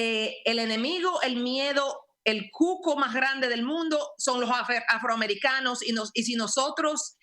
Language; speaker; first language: Spanish; early bilingual, heritage; Spanish